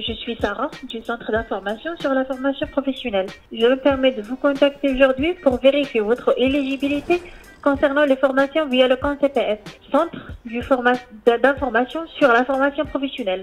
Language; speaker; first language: French; non-native, learner; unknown